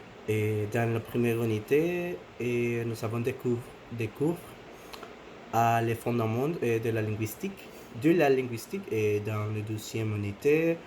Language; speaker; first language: French; non-native, learner; Spanish